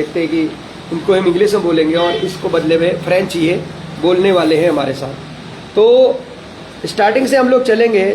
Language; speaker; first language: Hindi; native; Hindi